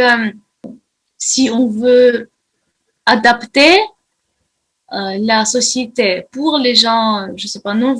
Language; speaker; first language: French; non-native, fluent; Russian